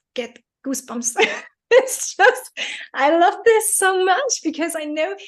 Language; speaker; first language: English; non-native, fluent; German